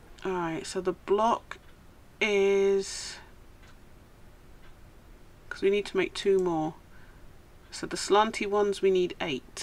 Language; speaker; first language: English; native; English